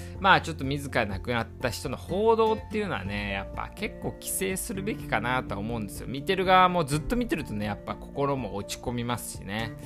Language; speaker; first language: Japanese; native; Japanese